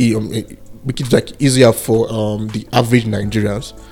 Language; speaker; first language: English; non-native, local second language; Igbo